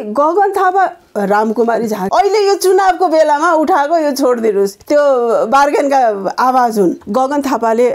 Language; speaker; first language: Nepali; native; Nepali